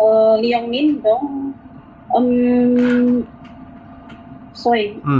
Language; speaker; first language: Cantonese; non-native, learner; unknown